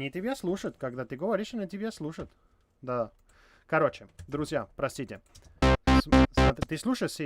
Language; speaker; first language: Russian; non-native, learner; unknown